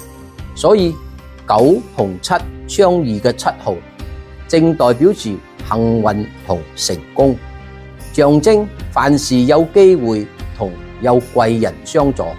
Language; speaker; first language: Chinese; non-native, local second language; Cantonese